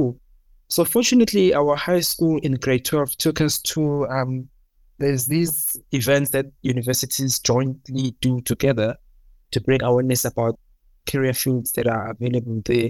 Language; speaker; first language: English; non-native, local second language; Zulu